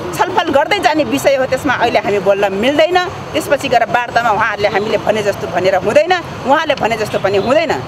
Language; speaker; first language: Nepali; non-native, local second language; Dangaura Tharu